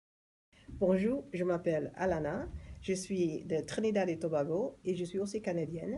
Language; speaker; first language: French; non-native, fluent; English